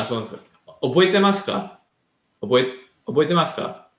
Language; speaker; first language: Japanese; non-native, learner; English